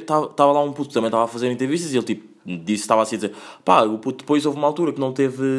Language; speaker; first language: Portuguese; native; Portuguese